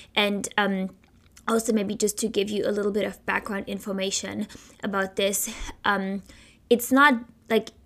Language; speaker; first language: English; non-native, fluent; German